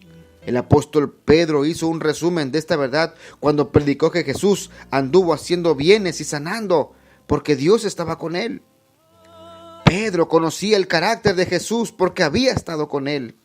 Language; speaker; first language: Spanish; native; Spanish